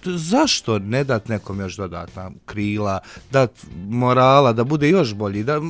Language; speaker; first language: Bosnian; native; Bosnian